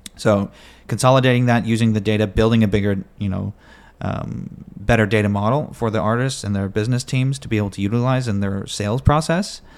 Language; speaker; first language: English; native; English